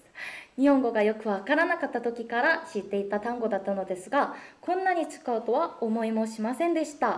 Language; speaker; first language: Japanese; non-native, fluent; Korean